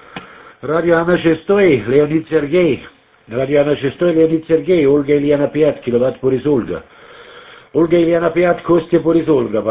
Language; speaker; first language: Russian; non-native, learner; German